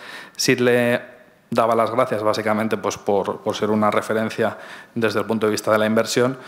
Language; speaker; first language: Spanish; native; Spanish